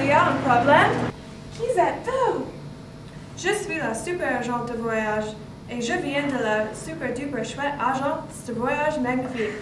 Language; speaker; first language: French; non-native, learner; English